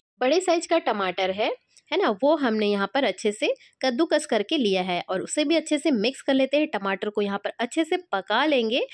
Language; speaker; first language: Hindi; native; Hindi